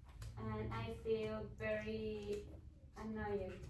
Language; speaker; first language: English; non-native, learner; Spanish